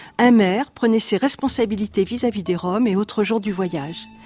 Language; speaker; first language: French; native; French